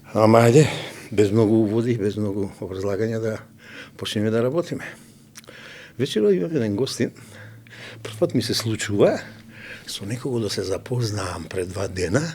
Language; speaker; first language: Macedonian; native; Macedonian